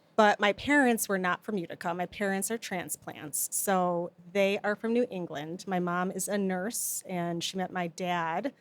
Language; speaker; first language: English; native; English